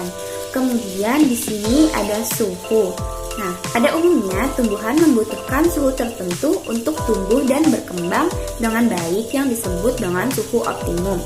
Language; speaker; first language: Indonesian; non-native, local second language; Banjar